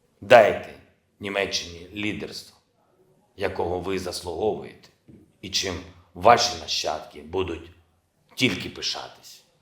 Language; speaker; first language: Ukrainian; non-native, local second language; Russian